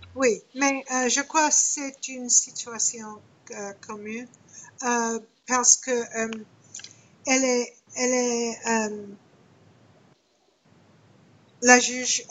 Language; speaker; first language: French; non-native, learner; English